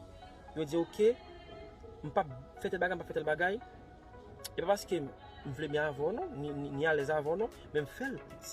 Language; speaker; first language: French; non-native, local second language; Haitian Creole